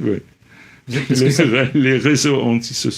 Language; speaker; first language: French; non-native, fluent; English